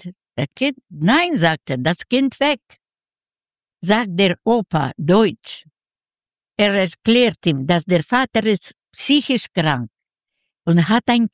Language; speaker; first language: German; non-native, learner; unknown